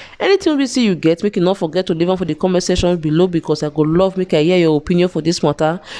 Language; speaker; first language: Nigerian Pidgin; native; Nigerian Pidgin